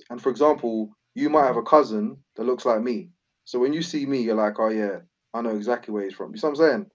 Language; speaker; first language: English; native; English